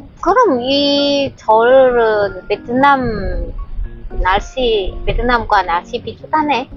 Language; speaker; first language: Korean; non-native, learner; Vietnamese